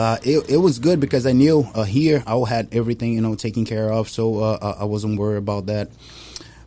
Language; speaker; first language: English; non-native, fluent; Portuguese